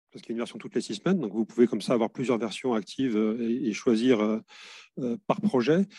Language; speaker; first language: French; native; French